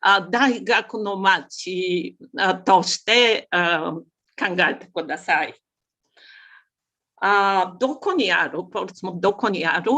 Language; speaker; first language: Japanese; non-native, learner; Bulgarian